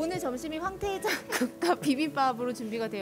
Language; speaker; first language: Korean; native; Korean